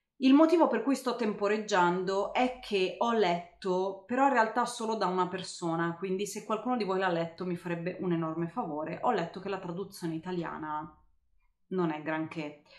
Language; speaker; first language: Italian; native; Italian